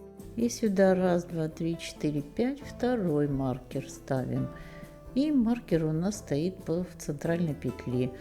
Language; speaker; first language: Russian; native; Russian